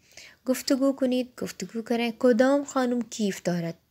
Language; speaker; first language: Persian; non-native, fluent; Urdu